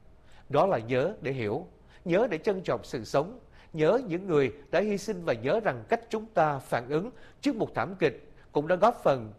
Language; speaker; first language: Vietnamese; native; Vietnamese